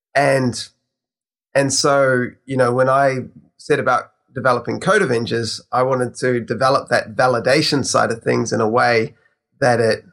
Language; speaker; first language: English; native; English